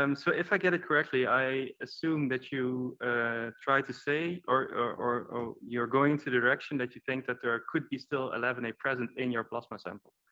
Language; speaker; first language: English; non-native, fluent; Dutch